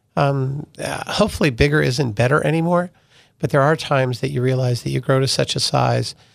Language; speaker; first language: English; early bilingual, other home language; Italian